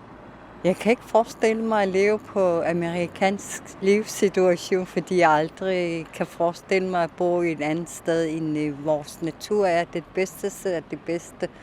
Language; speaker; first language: Danish; non-native, local second language; Kalaallisut